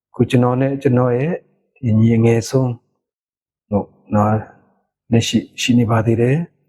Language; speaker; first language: Burmese; non-native, local second language; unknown